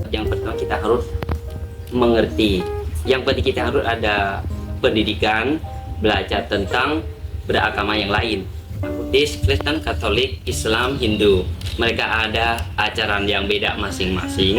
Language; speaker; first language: Indonesian; non-native, learner; Thai